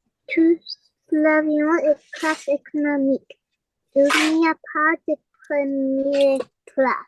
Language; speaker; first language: French; non-native, learner; English